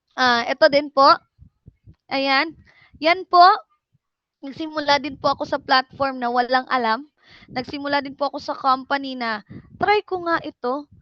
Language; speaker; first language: Filipino; non-native, local second language; Cebuano